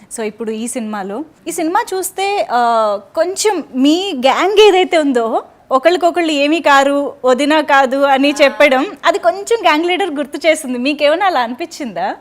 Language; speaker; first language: Telugu; native; Telugu